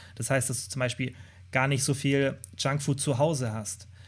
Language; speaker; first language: German; native; German